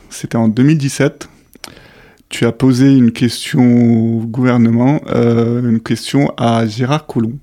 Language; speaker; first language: French; native; French